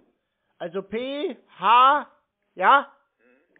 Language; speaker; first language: German; native; German